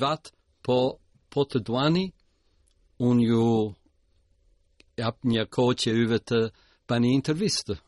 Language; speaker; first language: Albanian; early bilingual, heritage; Albanian